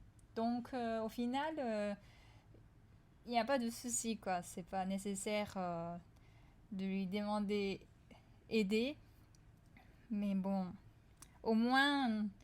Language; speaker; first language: French; non-native, fluent; Japanese